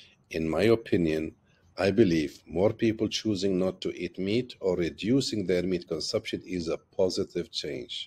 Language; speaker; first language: English; non-native, fluent; Arabic